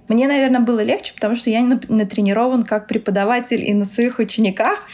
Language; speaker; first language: Russian; non-native, local second language; Tatar